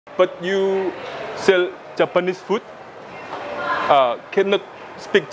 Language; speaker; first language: English; non-native, learner; Indonesian